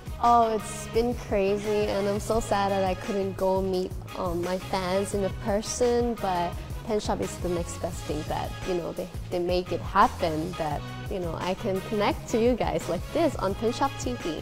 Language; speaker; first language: English; non-native, fluent; Thai